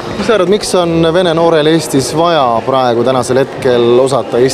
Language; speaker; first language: Estonian; native; Estonian